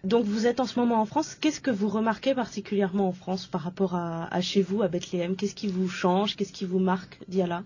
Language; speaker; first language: French; native; French